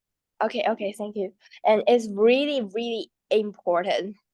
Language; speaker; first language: English; non-native, learner; Chinese